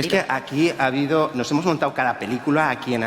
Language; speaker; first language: Spanish; native; Spanish